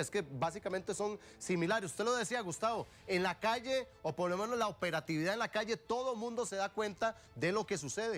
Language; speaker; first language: Spanish; native; Spanish